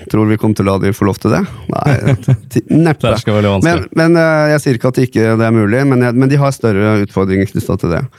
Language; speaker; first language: Norwegian; native; Norwegian